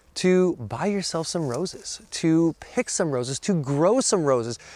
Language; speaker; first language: English; native; English